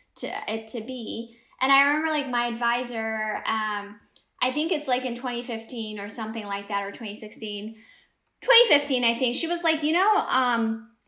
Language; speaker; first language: English; early bilingual, other home language; Amharic